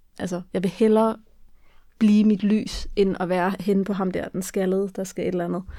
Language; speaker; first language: Danish; early bilingual, other home language; Kurdish